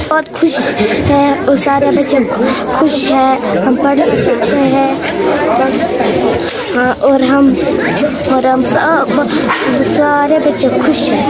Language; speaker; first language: Hindi; non-native, local second language; Kashmiri